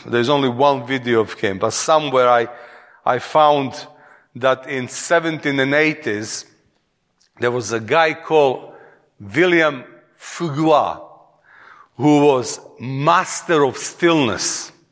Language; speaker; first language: English; non-native, fluent; Serbian